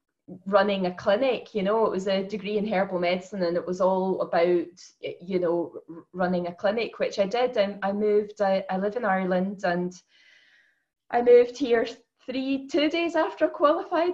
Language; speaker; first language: English; native; English